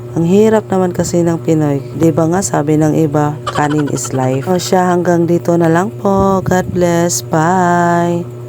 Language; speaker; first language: Filipino; non-native, local second language; Cebuano